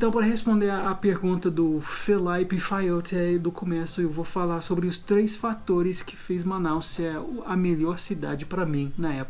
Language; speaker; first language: Portuguese; non-native, fluent; English